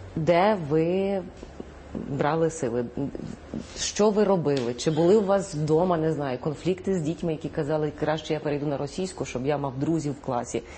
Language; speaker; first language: Ukrainian; native; Ukrainian